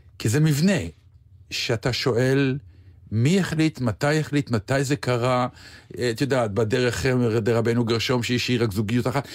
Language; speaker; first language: Hebrew; native; Hebrew